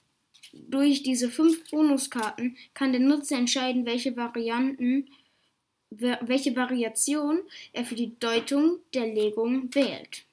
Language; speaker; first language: German; native; German